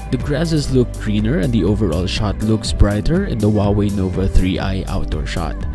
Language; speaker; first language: English; non-native, local second language; Filipino